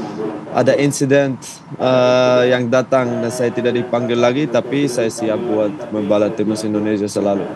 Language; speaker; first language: Indonesian; non-native, fluent; Dutch